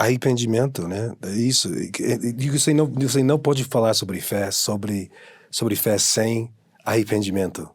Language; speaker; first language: Portuguese; non-native, fluent; English